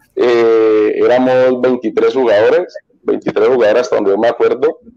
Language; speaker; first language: Spanish; native; Spanish